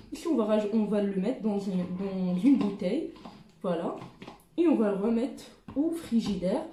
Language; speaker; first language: French; non-native, local second language; Arabic